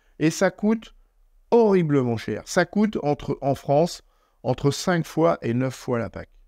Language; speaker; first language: French; native; French